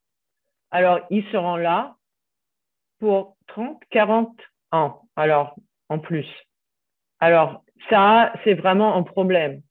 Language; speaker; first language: French; non-native, fluent; English